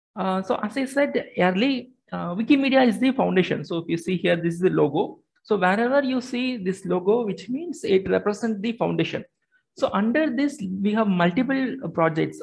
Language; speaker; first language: English; non-native, local second language; Tamil